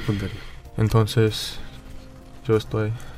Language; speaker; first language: Spanish; non-native, learner; English